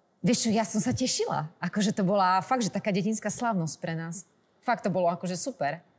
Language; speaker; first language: Slovak; native; Slovak